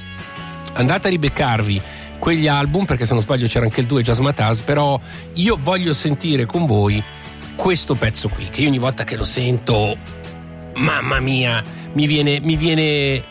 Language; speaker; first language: Italian; native; Italian